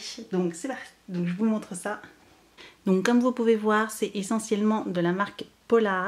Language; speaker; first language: French; native; French